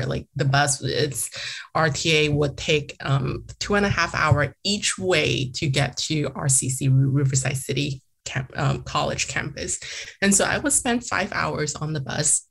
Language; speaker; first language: English; early bilingual, other home language; Chinese